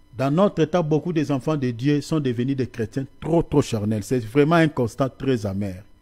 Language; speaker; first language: French; non-native, local second language; Lingala